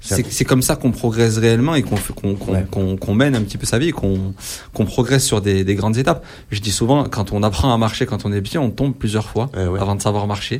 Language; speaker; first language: French; native; French